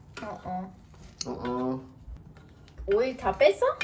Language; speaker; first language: Korean; non-native, fluent; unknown